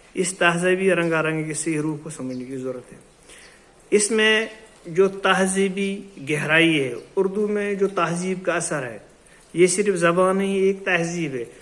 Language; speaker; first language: Urdu; non-native, local second language; Kashmiri